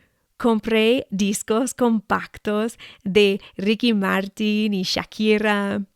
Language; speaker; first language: Spanish; non-native, fluent; English